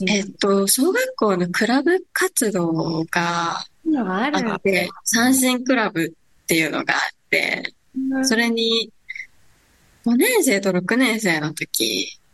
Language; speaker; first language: Japanese; native; Japanese